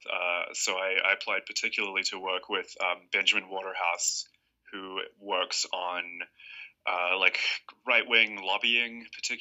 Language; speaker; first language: English; native; English